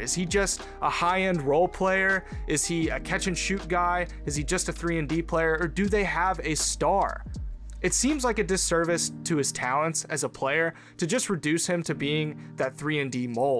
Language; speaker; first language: English; native; English